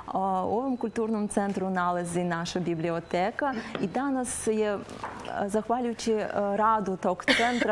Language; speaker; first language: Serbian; non-native, learner; Azerbaijani